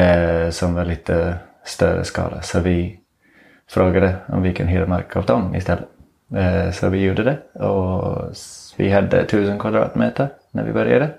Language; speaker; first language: Swedish; non-native, fluent; English